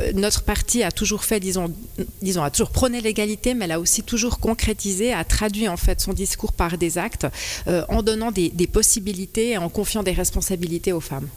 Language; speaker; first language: French; early bilingual, other home language; Spanish